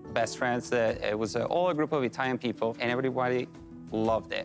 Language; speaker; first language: English; non-native, fluent; Italian